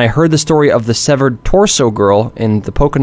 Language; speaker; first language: English; native; English